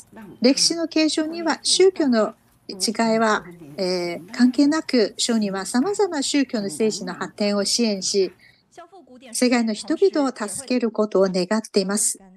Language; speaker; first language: Japanese; non-native, fluent; Chinese